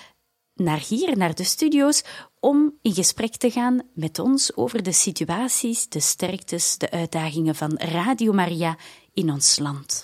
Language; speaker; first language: Dutch; native; Dutch